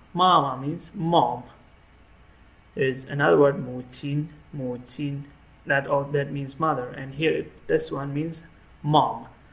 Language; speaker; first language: English; non-native, local second language; Hindi